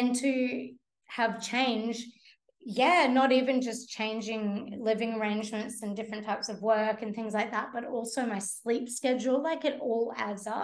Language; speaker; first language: English; native; English